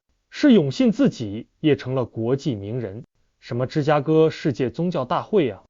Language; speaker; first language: Chinese; native; Chinese